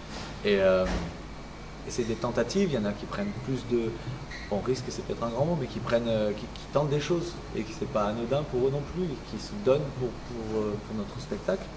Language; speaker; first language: French; native; French